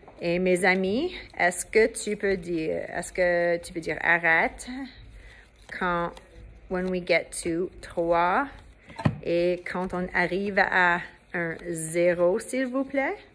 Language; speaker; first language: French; non-native, fluent; English